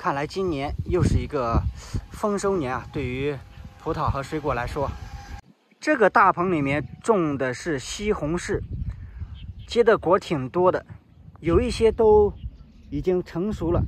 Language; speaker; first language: Chinese; native; Chinese